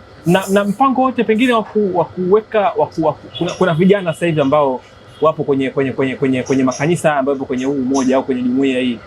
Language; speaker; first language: Swahili; native; Swahili